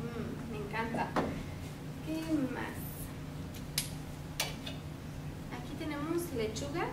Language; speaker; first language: Spanish; non-native, fluent; English